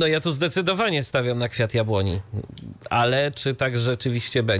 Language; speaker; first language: Polish; native; Polish